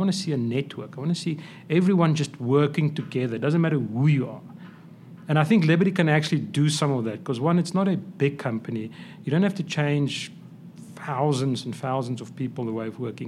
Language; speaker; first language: English; non-native, local second language; Afrikaans